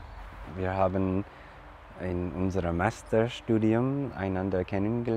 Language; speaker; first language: German; non-native, fluent; English